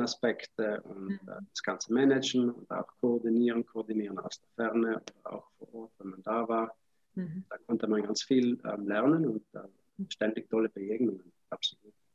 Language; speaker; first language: German; native; German